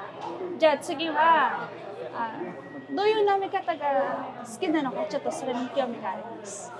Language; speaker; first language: Japanese; non-native, fluent; Filipino